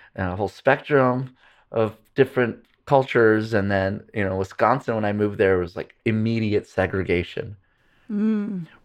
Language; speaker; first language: English; early bilingual, other home language; Arabic